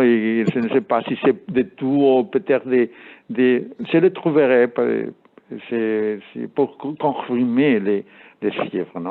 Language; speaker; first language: French; non-native, learner; Spanish